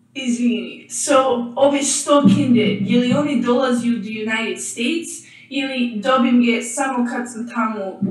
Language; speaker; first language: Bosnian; early bilingual, heritage; English